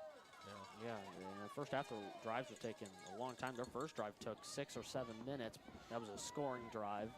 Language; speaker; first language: English; native; English